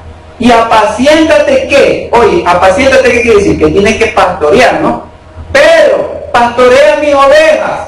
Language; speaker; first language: Spanish; native; Spanish